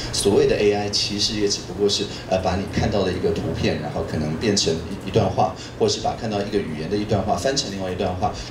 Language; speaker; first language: Chinese; native; Chinese